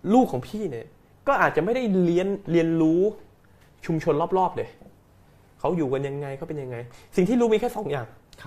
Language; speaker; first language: Thai; native; Thai